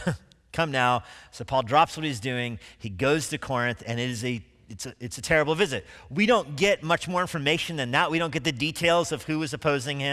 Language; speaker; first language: English; native; English